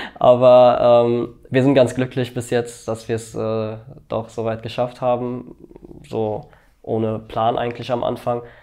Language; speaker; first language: German; early bilingual, other home language; Albanian